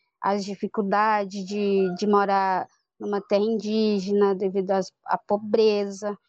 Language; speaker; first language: Portuguese; non-native, local second language; Guarani